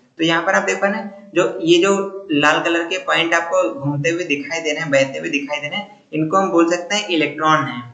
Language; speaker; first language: Hindi; native; Hindi